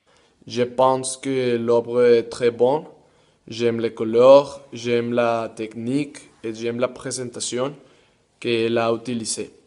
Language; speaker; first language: French; non-native, learner; Spanish